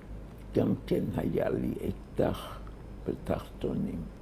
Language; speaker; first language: Hebrew; early bilingual, other home language; German